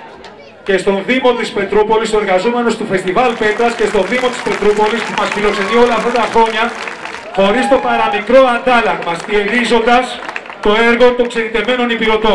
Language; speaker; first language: Greek; native; Greek